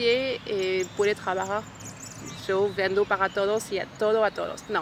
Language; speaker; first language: Spanish; non-native, fluent; French